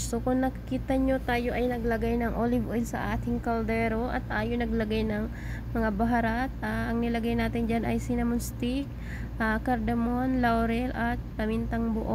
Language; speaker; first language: Filipino; native; Filipino